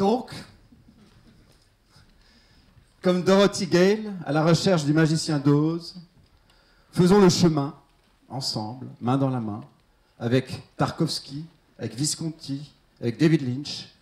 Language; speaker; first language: French; native; French